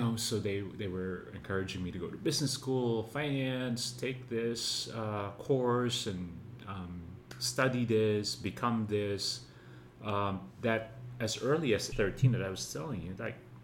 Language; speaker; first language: English; non-native, local second language; Filipino